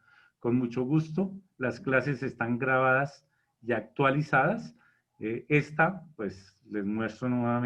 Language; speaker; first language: Spanish; native; Spanish